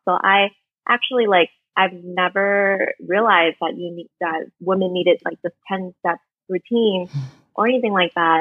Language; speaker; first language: English; native; English